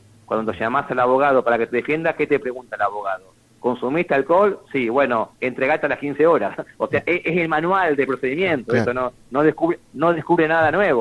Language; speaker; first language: Spanish; native; Spanish